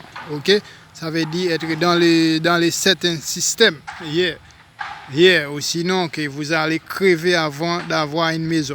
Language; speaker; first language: French; non-native, local second language; Haitian Creole